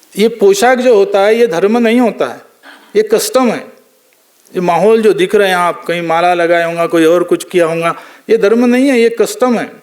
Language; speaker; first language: Hindi; non-native, local second language; Marathi